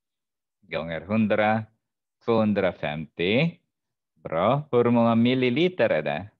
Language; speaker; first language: Swedish; non-native, fluent; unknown